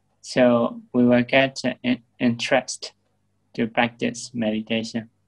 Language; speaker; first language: English; non-native, learner; Burmese